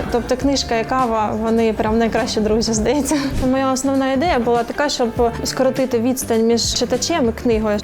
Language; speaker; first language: Ukrainian; native; Ukrainian